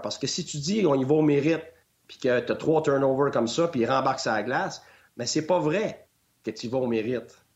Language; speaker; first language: French; native; French